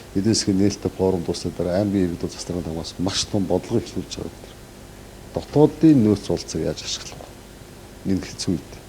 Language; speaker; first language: Mongolian; native; Mongolian